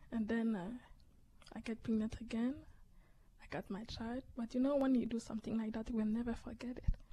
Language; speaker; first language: English; native; English